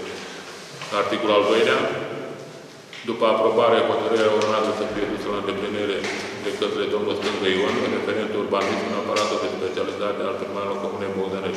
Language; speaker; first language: Romanian; native; Romanian